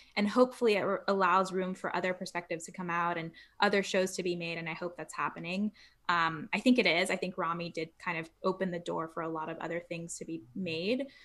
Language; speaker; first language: English; native; English